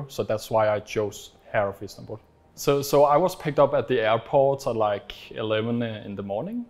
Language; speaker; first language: English; non-native, fluent; Danish